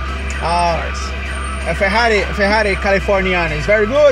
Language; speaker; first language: English; non-native, learner; Portuguese